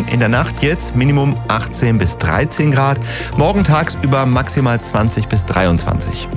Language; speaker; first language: German; native; German